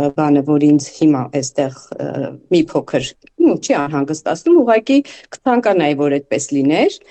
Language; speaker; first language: Armenian; native; Armenian